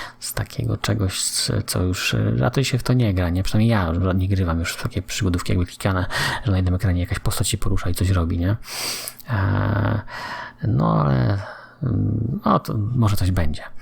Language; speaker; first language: Polish; native; Polish